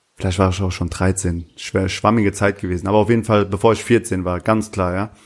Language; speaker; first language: German; early bilingual, other home language; Turkish